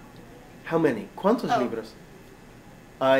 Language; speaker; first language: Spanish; non-native, fluent; English